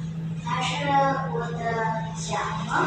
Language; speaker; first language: Chinese; non-native, learner; Indonesian